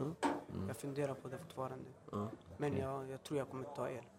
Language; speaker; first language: Swedish; early bilingual, other home language; Albanian